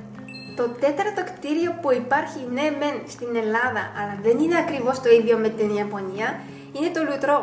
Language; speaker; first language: Greek; non-native, fluent; Japanese